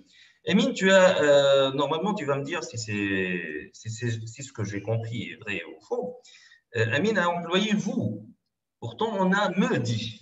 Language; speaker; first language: French; non-native, local second language; Arabic